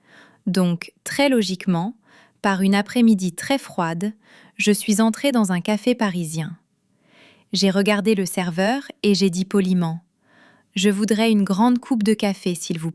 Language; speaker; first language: French; non-native, fluent; English